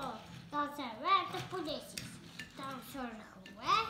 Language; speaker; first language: Dutch; early bilingual, other home language; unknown